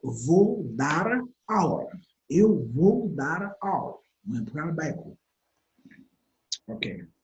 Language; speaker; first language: Portuguese; non-native, fluent; Haitian Creole